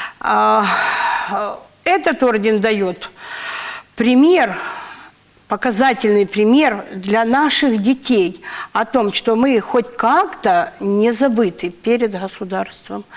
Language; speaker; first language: Russian; native; Russian